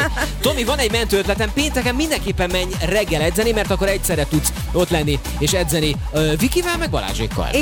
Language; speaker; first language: Hungarian; native; Hungarian